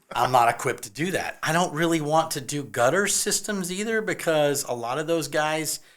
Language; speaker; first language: English; native; English